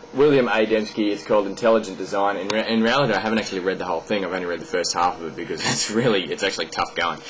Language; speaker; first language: English; native; English